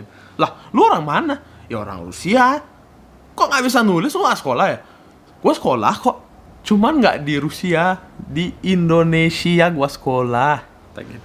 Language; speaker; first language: Indonesian; non-native, fluent; Russian